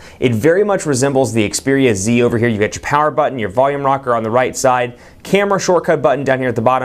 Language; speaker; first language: English; native; English